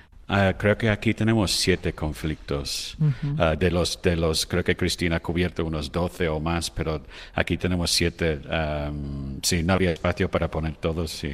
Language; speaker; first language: Spanish; non-native, fluent; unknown